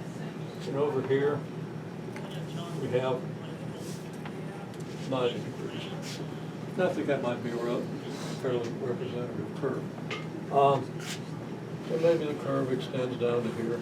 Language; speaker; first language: English; native; English